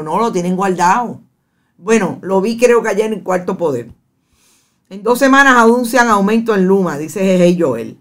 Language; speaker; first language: Spanish; native; Spanish